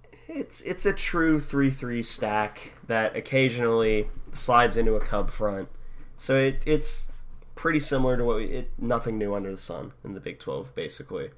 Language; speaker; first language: English; native; English